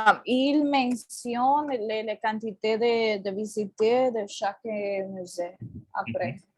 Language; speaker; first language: French; non-native, fluent; Spanish